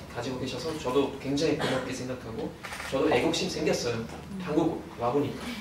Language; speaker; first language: Korean; non-native, fluent; German